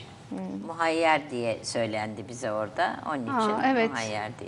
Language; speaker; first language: Turkish; native; Turkish